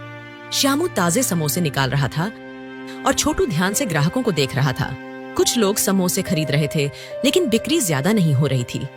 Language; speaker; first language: Hindi; native; Hindi